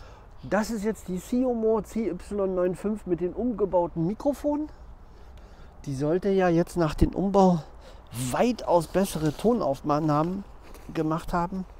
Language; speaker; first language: German; native; German